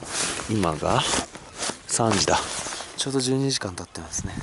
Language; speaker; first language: Japanese; native; Japanese